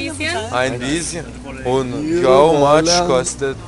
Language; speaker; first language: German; non-native, learner; Lithuanian